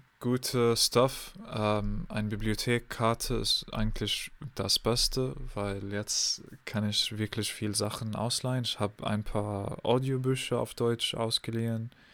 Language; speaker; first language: German; non-native, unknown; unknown